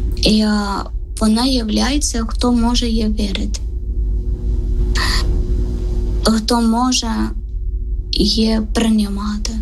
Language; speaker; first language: Ukrainian; non-native, learner; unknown